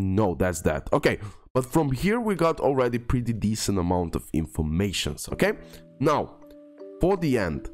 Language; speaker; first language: English; non-native, fluent; Croatian